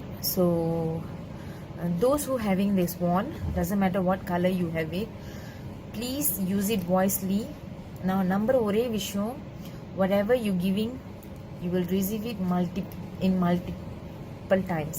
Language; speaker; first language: English; non-native, local second language; Tamil